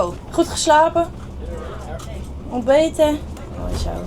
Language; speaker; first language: Dutch; native; Dutch